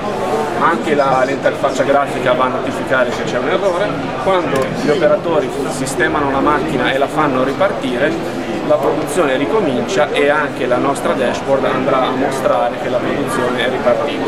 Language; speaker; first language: Italian; native; Italian